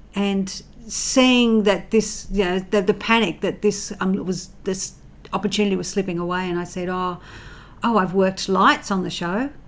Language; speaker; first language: English; native; English